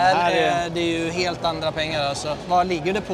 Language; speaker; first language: Swedish; native; Swedish